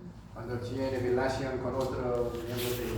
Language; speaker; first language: Spanish; non-native, learner; Korean